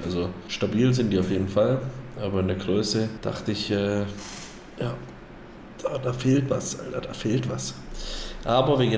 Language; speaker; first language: German; native; German